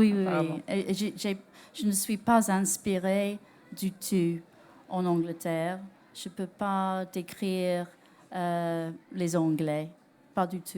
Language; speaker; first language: French; non-native, learner; English